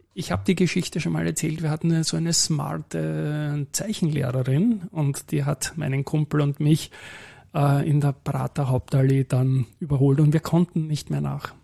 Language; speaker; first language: German; native; German